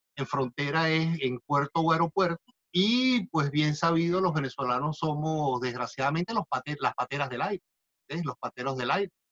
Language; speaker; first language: Spanish; native; Spanish